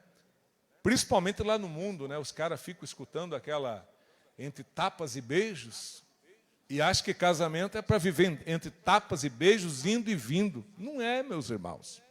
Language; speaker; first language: Portuguese; native; Portuguese